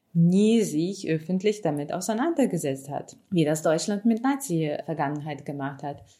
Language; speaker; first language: German; non-native, fluent; Ukrainian